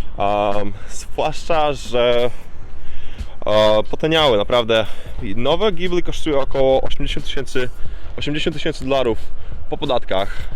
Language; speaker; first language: Polish; early bilingual, heritage; Polish